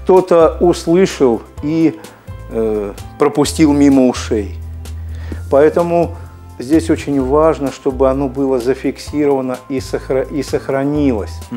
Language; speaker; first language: Russian; native; Russian